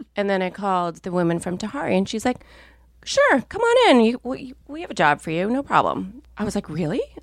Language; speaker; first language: English; native; English